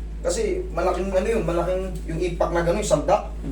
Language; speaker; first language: Filipino; native; Filipino